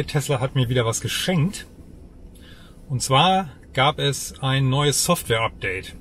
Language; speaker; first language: German; native; German